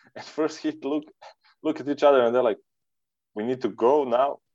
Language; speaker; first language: English; non-native, fluent; Serbian